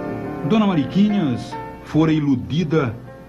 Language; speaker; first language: Portuguese; native; Portuguese